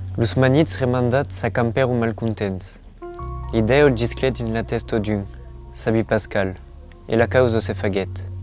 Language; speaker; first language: Occitan; non-native, local second language; French